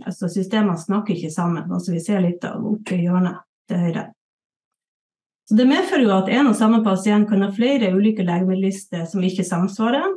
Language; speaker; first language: Norwegian; native; Norwegian